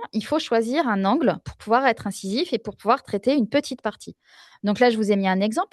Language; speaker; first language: French; native; French